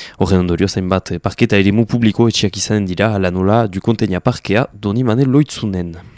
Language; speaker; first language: Basque; native; Basque